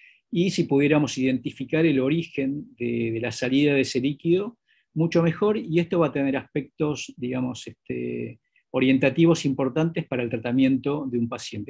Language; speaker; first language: Spanish; native; Spanish